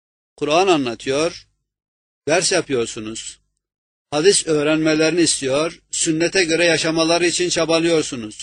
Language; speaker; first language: Turkish; native; Turkish